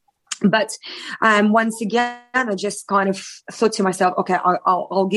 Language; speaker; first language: English; non-native, fluent; Russian